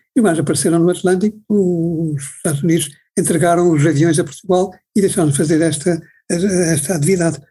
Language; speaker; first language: Portuguese; native; Portuguese